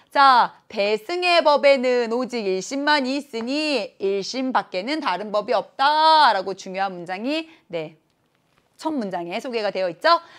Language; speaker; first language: Korean; native; Korean